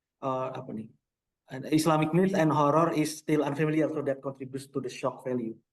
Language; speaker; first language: English; non-native, local second language; Indonesian